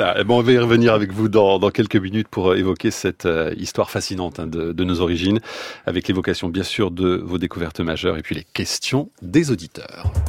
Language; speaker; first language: French; native; French